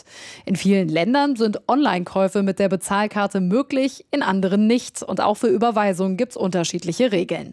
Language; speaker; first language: German; native; German